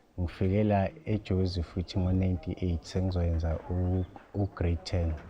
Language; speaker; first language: Zulu; native; Zulu